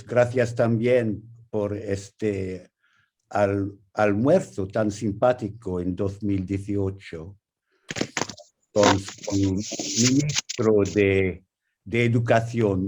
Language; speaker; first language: Spanish; non-native, fluent; English